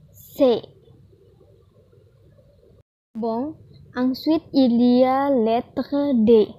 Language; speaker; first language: French; non-native, learner; Indonesian